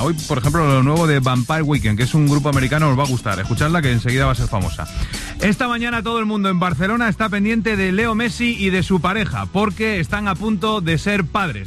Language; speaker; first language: Spanish; native; Spanish